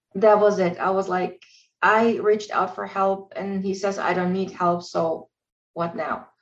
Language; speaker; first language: English; non-native, fluent; German